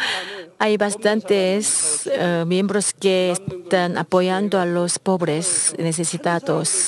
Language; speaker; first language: Spanish; non-native, learner; Korean